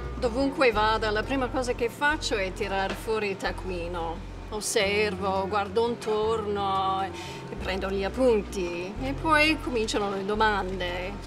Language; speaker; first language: Italian; non-native, fluent; English